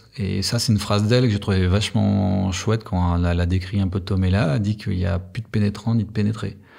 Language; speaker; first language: French; native; French